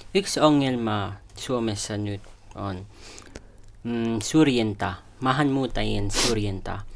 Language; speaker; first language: Finnish; non-native, learner; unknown